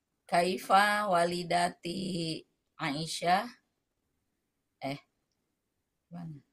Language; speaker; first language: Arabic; non-native, learner; Indonesian